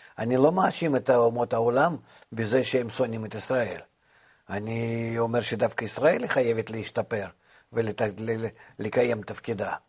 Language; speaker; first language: Hebrew; non-native, fluent; Russian